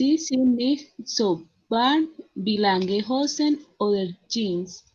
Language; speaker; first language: German; non-native, learner; Spanish